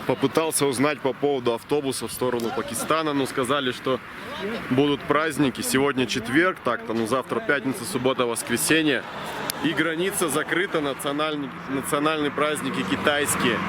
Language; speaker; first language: Russian; native; Russian